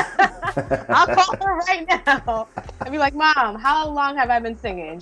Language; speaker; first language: English; native; English